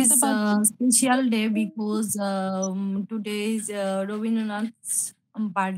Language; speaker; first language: English; non-native, learner; Bangla